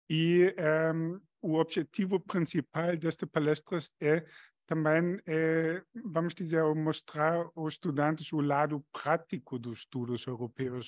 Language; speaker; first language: Portuguese; non-native, fluent; German